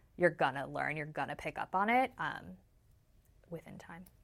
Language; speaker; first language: English; native; English